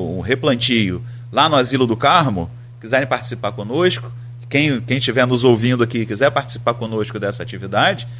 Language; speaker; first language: Portuguese; native; Portuguese